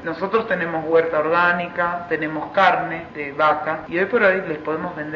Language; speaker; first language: Spanish; native; Spanish